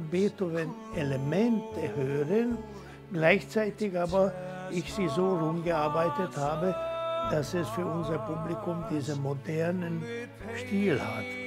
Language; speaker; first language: German; non-native, fluent; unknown